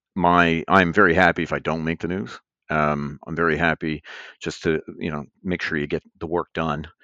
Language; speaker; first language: English; native; English